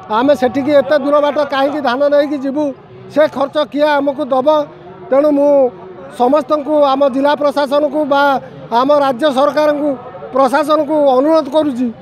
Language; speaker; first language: Odia; native; Odia